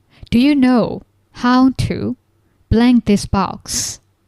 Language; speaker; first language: English; non-native, fluent; Burmese